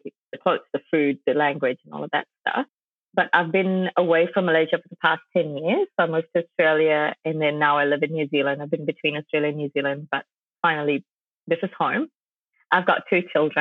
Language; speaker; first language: English; non-native, local second language; Tamil